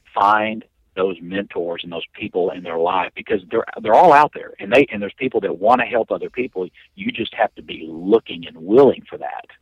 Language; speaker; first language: English; native; English